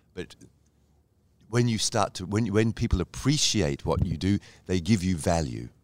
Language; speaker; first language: English; native; English